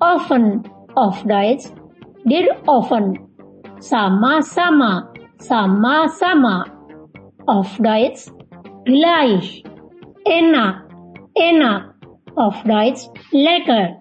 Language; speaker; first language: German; non-native, fluent; Indonesian